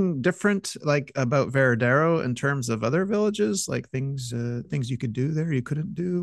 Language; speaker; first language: English; native; English